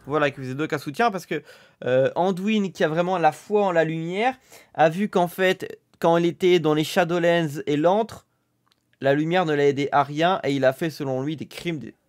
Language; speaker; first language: French; native; French